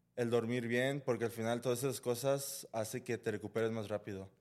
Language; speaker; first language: Spanish; early bilingual, heritage; Spanish